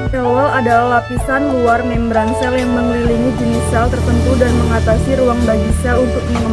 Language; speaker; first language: Indonesian; native; Indonesian